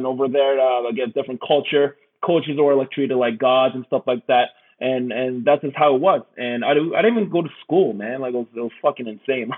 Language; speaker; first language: English; early bilingual, other home language; Korean